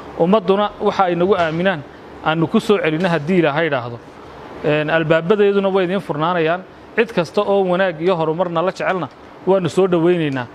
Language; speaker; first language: Somali; native; Somali